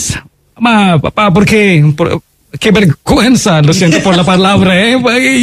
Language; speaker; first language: Spanish; non-native, fluent; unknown